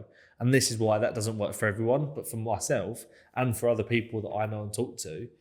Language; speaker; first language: English; native; English